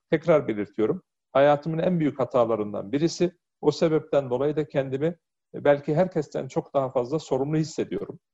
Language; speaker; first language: Turkish; early bilingual, heritage; Turkish